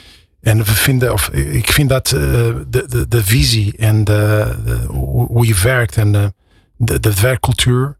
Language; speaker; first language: Dutch; non-native, fluent; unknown